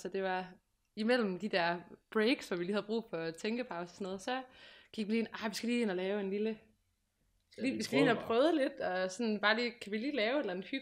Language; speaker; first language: Danish; native; Danish